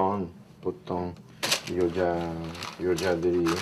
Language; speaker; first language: Korean; non-native, learner; Italian